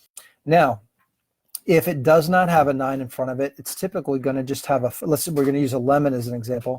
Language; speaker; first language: English; native; English